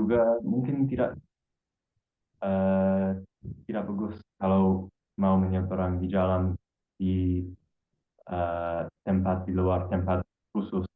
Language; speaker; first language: Indonesian; non-native, fluent; English